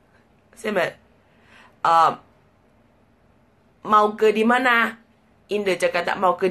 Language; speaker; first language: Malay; non-native, learner; Thai